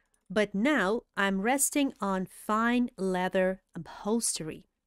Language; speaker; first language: English; non-native, fluent; Russian